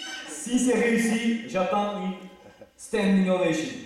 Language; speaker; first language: French; non-native, fluent; Uzbek